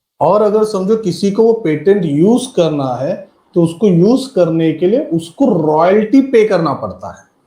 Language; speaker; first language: Hindi; native; Hindi